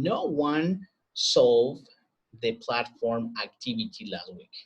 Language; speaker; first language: English; non-native, fluent; Spanish